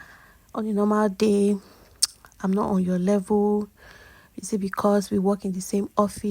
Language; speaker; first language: English; native; English